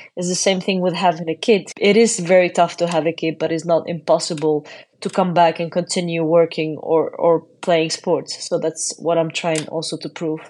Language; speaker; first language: English; non-native, fluent; Arabic